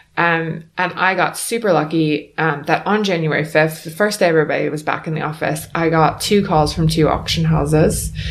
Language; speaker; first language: English; native; English